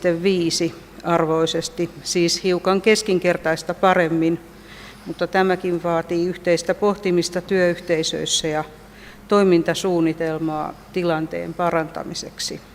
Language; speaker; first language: Finnish; native; Finnish